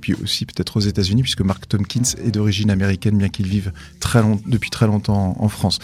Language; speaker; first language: French; native; French